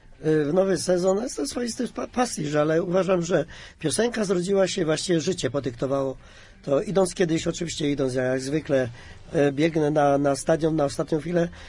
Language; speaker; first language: Polish; native; Polish